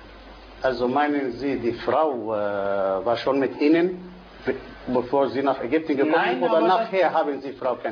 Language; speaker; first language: German; non-native, fluent; Arabic